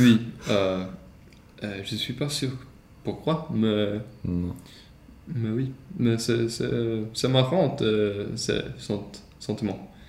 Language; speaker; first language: French; non-native, learner; Swedish